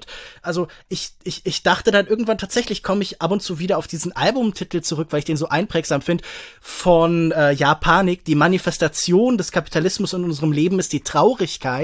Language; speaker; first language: German; native; German